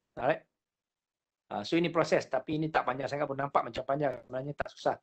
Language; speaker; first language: Malay; native; Malay